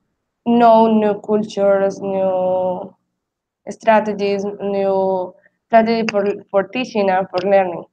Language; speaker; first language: English; non-native, learner; Spanish